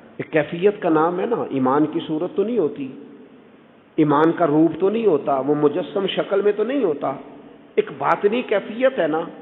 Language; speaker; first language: Urdu; non-native, local second language; Punjabi